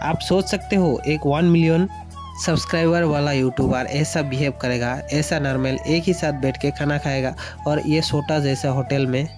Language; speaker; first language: Hindi; non-native, local second language; Assamese